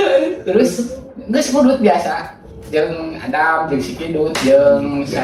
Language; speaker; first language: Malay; non-native, local second language; Sundanese